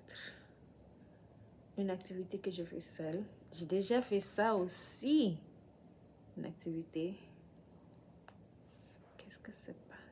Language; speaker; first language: French; non-native, learner; English